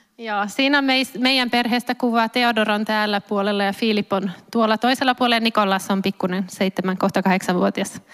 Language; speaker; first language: Finnish; early bilingual, heritage; Finnish